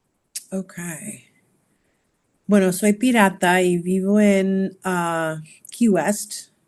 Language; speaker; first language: Spanish; non-native, learner; English